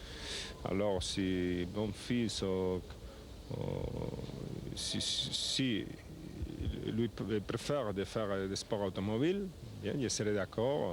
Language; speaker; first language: French; non-native, learner; Spanish